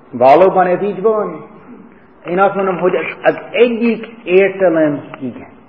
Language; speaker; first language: Hungarian; non-native, fluent; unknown